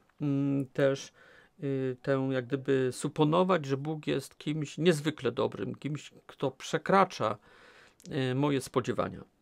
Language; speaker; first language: Polish; native; Polish